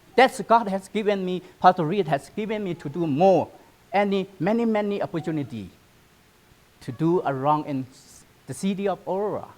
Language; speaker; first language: English; non-native, learner; Burmese